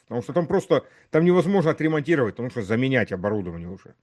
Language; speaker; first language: Russian; early bilingual, heritage; Russian